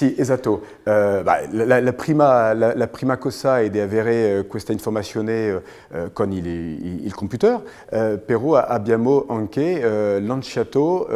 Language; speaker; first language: Italian; non-native, fluent; French